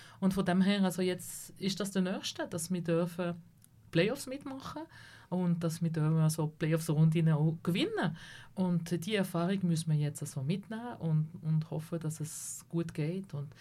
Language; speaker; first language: German; non-native, local second language; French